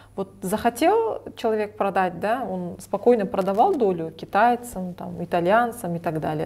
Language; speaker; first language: Russian; non-native, local second language; Kazakh